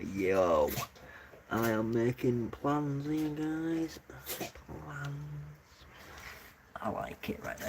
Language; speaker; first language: English; native; English